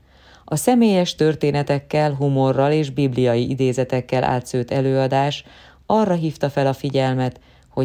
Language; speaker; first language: Hungarian; native; Hungarian